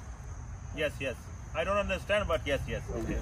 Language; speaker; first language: English; non-native, learner; Pashto